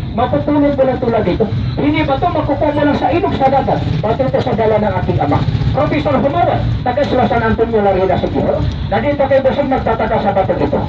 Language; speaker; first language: Filipino; non-native, local second language; Cebuano